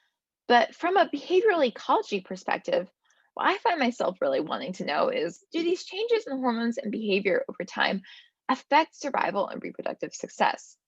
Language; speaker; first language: English; native; English